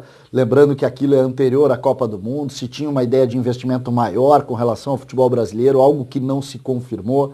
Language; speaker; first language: Portuguese; native; Portuguese